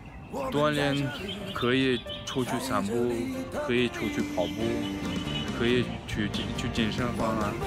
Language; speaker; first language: Chinese; non-native, fluent; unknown